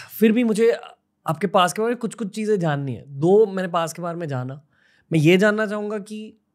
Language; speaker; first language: Hindi; native; Hindi